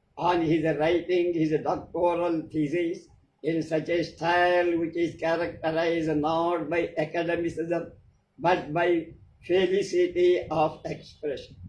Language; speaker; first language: English; non-native, local second language; Telugu